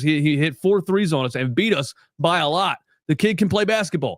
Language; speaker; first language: English; native; English